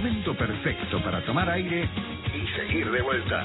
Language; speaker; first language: Spanish; native; Spanish